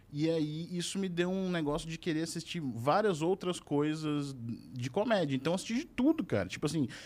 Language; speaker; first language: Portuguese; native; Portuguese